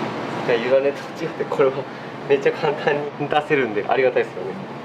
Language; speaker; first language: Japanese; native; Japanese